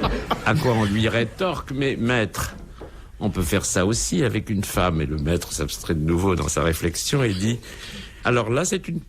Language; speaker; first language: French; native; French